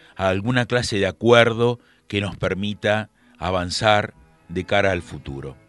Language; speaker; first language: Spanish; native; Spanish